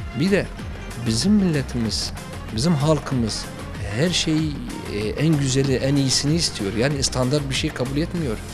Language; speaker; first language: Turkish; non-native, learner; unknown